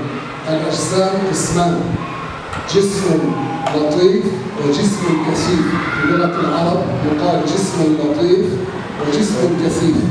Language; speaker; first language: Arabic; native; Arabic